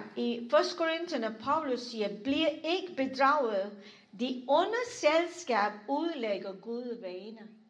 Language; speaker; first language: Danish; non-native, fluent; English